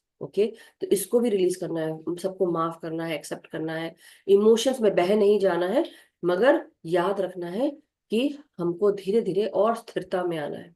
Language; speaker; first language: Hindi; native; Hindi